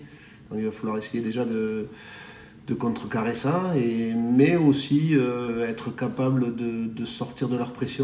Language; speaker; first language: French; native; French